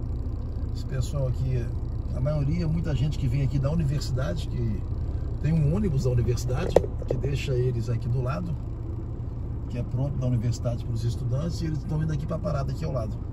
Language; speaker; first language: Portuguese; native; Portuguese